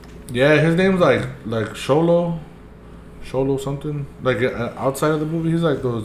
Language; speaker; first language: English; early bilingual, other home language; Spanish